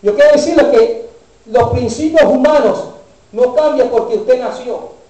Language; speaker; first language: Spanish; early bilingual, heritage; Spanish